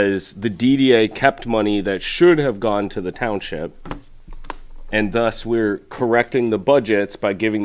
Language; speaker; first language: English; native; English